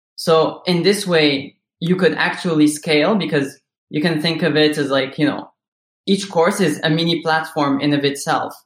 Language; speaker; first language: English; non-native, fluent; Arabic